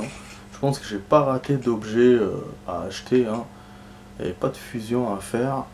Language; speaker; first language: French; native; French